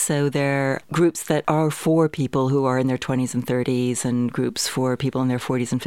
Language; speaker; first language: English; native; English